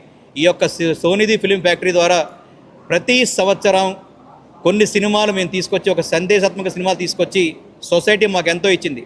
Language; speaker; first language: Telugu; native; Telugu